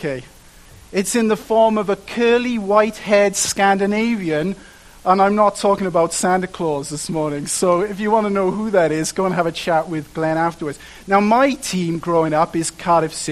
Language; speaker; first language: English; native; English